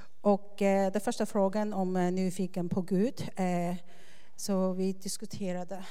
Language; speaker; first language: Swedish; non-native, fluent; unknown